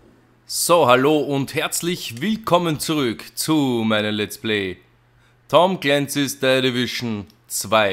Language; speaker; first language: German; native; German